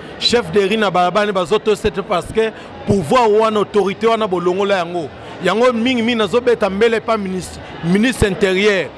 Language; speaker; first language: Lingala; native; Lingala